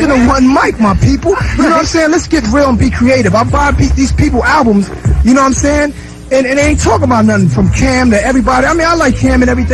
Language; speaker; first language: English; native; English